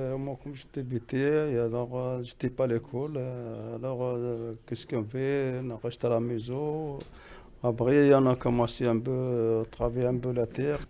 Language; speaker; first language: French; non-native, learner; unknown